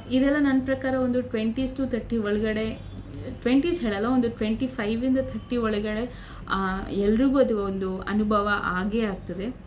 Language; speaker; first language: Kannada; non-native, local second language; Konkani